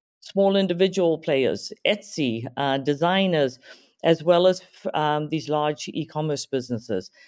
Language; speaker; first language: English; native; English